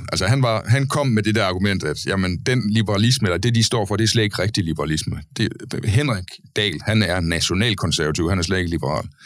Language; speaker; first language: Danish; native; Danish